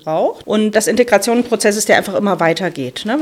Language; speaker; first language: German; native; German